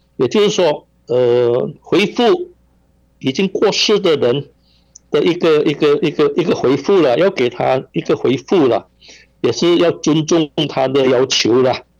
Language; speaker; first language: Chinese; non-native, local second language; Min Nan Chinese